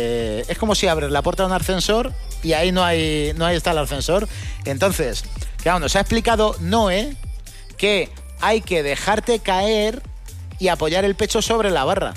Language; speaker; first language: Spanish; native; Spanish